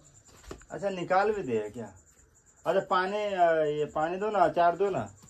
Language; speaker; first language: Hindi; native; Hindi